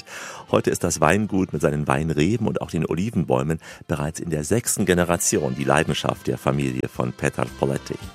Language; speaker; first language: German; native; German